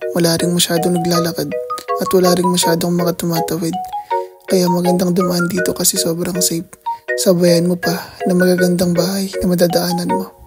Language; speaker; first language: Filipino; native; Filipino